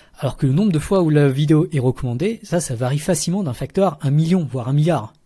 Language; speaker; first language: French; early bilingual, other home language; Vietnamese